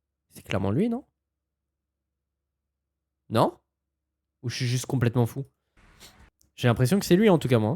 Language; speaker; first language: French; native; French